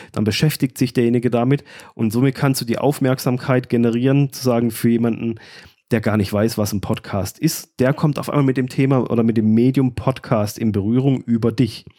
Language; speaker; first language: German; native; German